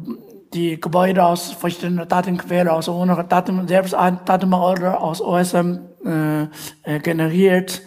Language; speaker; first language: German; non-native, learner; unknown